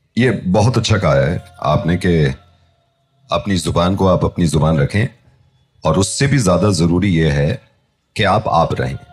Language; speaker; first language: Hindi; native; Hindi